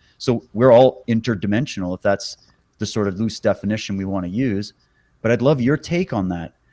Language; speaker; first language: English; native; English